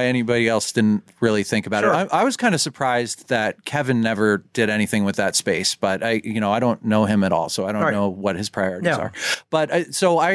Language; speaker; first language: English; native; English